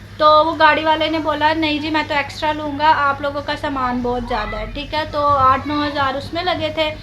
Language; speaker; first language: Urdu; non-native, local second language; Punjabi